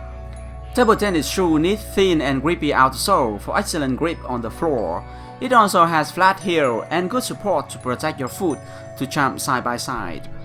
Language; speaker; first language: English; non-native, fluent; Vietnamese